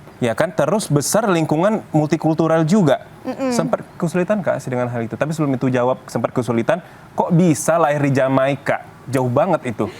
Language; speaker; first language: Indonesian; native; Indonesian